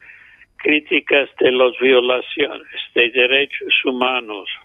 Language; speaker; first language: Spanish; non-native, fluent; English